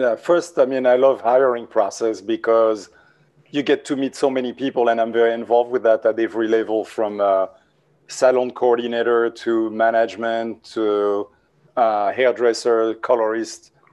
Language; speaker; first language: English; non-native, fluent; French